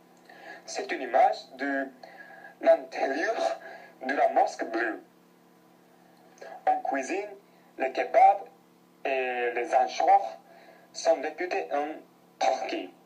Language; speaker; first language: French; non-native, learner; Japanese